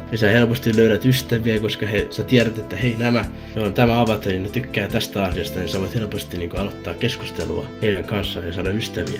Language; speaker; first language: Finnish; native; Finnish